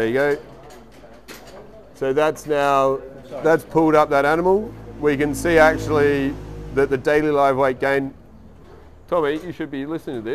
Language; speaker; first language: English; native; English